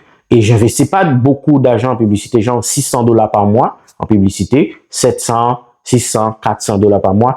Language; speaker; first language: French; non-native, local second language; Haitian Creole